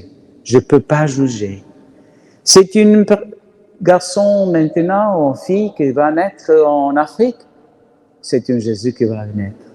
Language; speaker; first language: French; non-native, learner; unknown